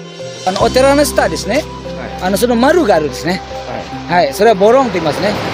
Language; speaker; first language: Japanese; non-native, fluent; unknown